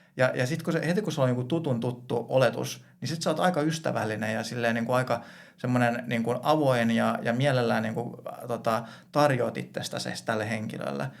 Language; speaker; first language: Finnish; native; Finnish